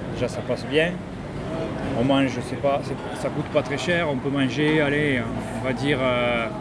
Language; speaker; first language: French; native; French